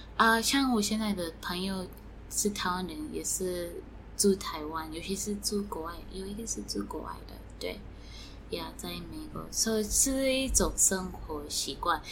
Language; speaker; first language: Chinese; non-native, fluent; Swati